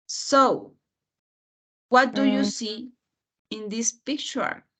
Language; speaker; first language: English; non-native, fluent; Spanish